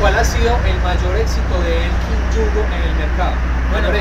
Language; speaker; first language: Spanish; native; Spanish